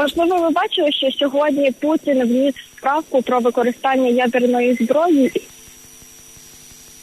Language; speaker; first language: Ukrainian; native; Ukrainian